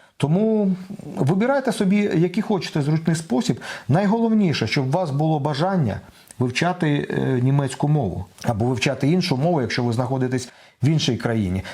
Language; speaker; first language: Ukrainian; non-native, local second language; Russian